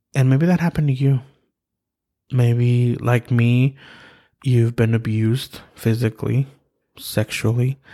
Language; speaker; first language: English; early bilingual, other home language; Spanish